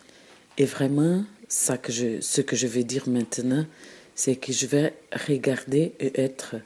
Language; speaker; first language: French; non-native, fluent; Portuguese